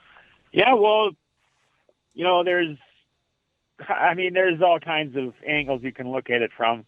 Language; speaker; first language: English; native; English